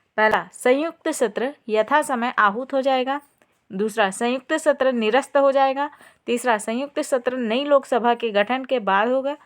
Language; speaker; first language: Hindi; native; Hindi